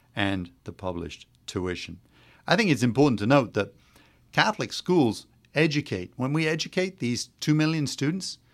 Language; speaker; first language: English; native; English